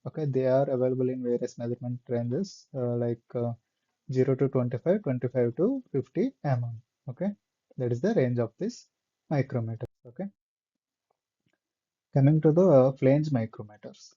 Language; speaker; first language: English; non-native, local second language; Telugu